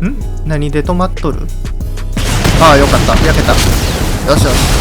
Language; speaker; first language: Japanese; native; Japanese